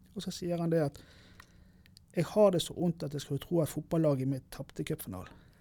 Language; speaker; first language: Norwegian; native; Norwegian